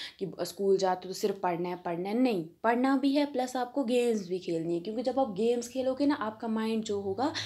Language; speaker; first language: Hindi; non-native, local second language; Kashmiri